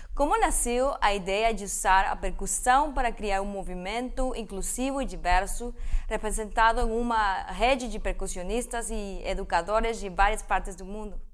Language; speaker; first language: Portuguese; non-native, fluent; Spanish